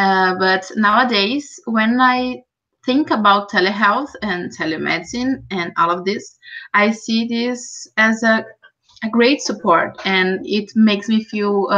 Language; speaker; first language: English; non-native, fluent; Portuguese